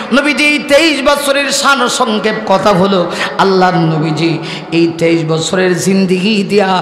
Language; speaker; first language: Bangla; non-native, local second language; Sylheti